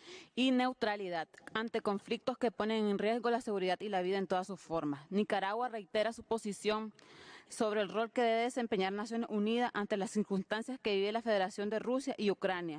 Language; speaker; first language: Spanish; native; Spanish